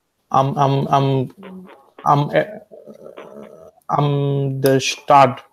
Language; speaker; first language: German; non-native, learner; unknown